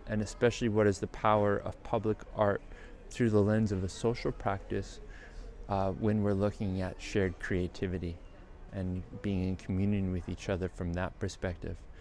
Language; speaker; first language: English; native; English